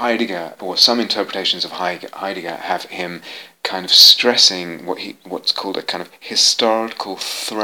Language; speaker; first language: English; native; English